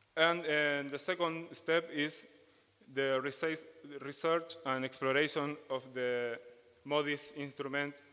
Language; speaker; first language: English; non-native, fluent; Spanish